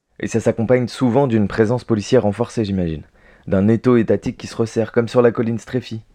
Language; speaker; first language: French; native; French